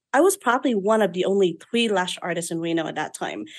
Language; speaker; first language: English; non-native, fluent; Vietnamese